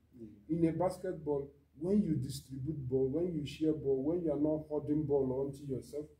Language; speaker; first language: English; non-native, local second language; Igbo